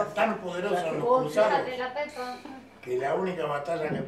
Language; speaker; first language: Spanish; native; Spanish